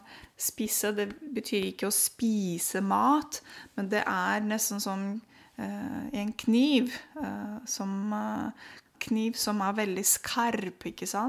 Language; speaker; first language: Norwegian; non-native, fluent; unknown